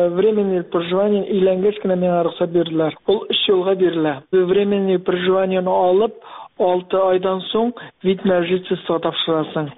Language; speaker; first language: Tatar; early bilingual, heritage; Tatar